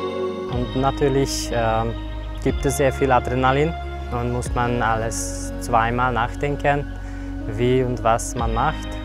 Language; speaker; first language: German; non-native, fluent; Hungarian